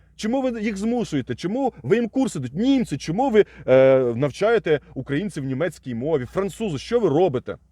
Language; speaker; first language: Ukrainian; non-native, local second language; Russian